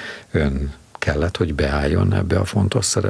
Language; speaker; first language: Hungarian; native; Hungarian